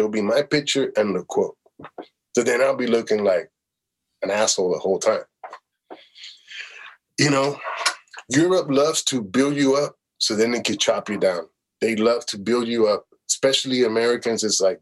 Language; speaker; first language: English; native; English